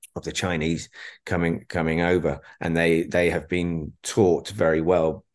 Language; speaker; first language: English; native; English